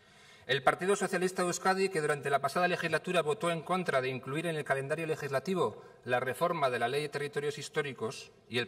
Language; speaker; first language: Spanish; native; Spanish